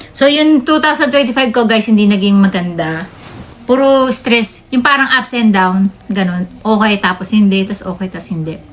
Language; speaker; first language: Filipino; native; Filipino